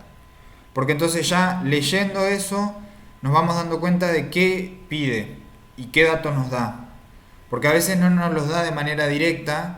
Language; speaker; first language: Spanish; native; Spanish